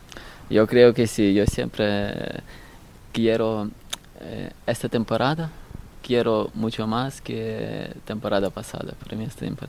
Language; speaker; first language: Spanish; non-native, learner; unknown